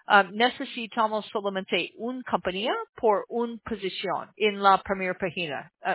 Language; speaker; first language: Spanish; non-native, learner; English